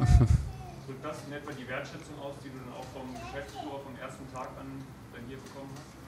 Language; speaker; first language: German; native; German